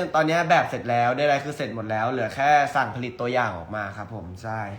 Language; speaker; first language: Thai; native; Thai